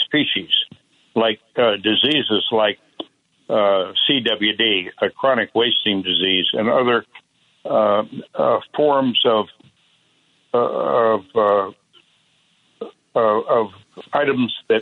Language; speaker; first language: English; native; English